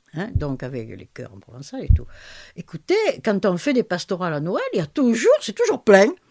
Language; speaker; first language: French; native; French